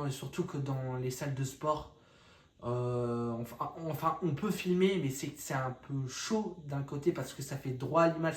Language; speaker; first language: French; native; French